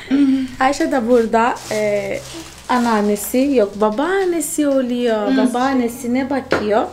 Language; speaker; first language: Turkish; non-native, fluent; Portuguese